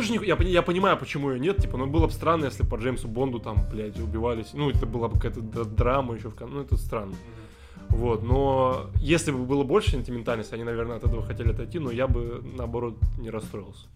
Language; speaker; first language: Russian; native; Russian